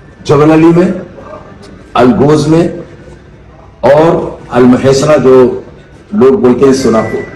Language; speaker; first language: Hindi; non-native, fluent; Arabic